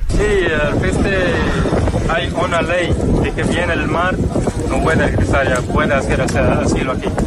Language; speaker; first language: Spanish; non-native, learner; Arabic